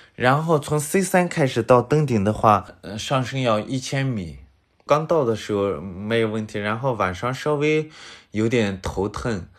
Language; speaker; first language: Chinese; native; Chinese